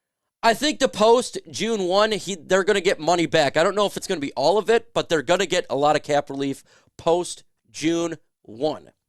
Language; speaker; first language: English; native; English